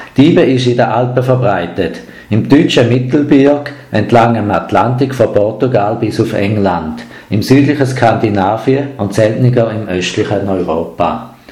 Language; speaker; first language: German; native; German